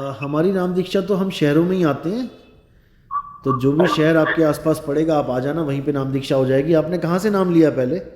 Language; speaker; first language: Hindi; native; Hindi